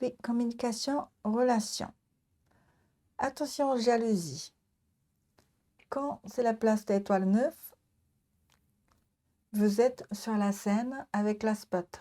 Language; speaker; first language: French; non-native, learner; Japanese